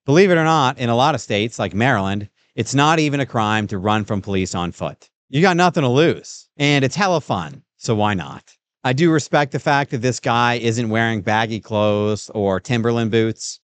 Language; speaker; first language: English; native; English